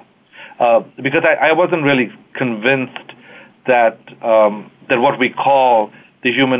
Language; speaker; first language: English; native; English